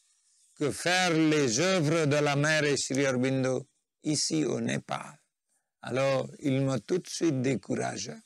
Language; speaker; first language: French; non-native, fluent; Nepali